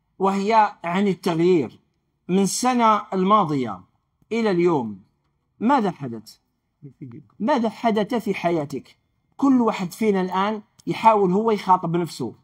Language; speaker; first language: Arabic; native; Arabic